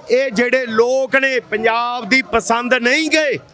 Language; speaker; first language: Punjabi; native; Punjabi